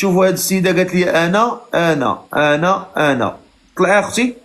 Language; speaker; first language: Arabic; native; Arabic